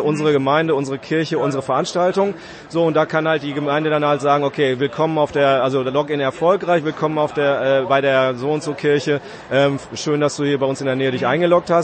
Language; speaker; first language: German; native; German